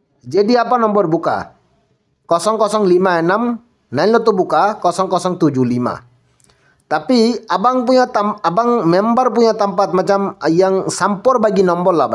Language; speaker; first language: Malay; non-native, learner; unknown